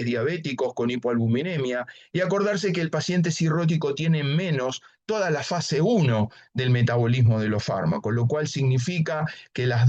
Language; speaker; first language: Spanish; native; Spanish